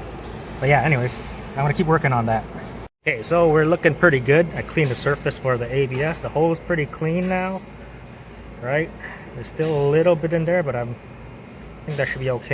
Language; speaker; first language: English; native; English